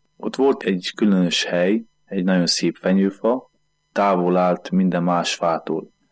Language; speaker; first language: Hungarian; native; Hungarian